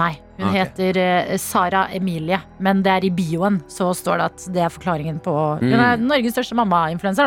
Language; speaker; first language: Norwegian; native; Norwegian